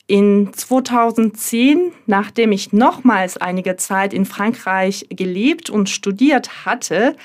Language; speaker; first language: German; non-native, fluent; Turkish